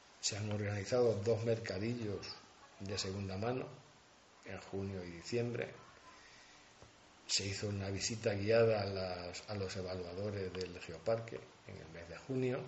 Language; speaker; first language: Spanish; native; Spanish